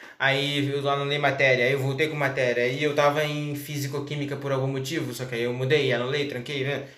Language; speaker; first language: Portuguese; native; Portuguese